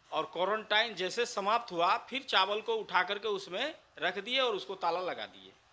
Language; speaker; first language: Hindi; native; Hindi